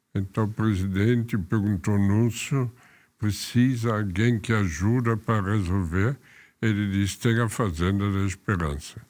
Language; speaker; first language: Portuguese; non-native, fluent; German